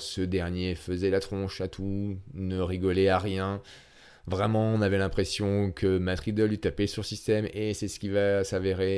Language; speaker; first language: French; native; French